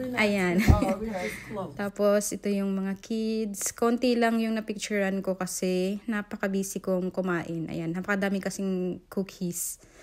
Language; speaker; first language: Filipino; native; Filipino